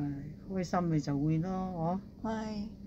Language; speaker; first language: Cantonese; native; Cantonese